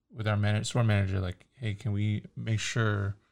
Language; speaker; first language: English; early bilingual, other home language; Chinese